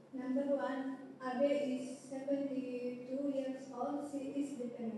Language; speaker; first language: English; non-native, learner; Indonesian